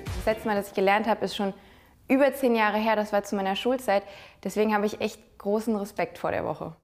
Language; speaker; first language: German; native; German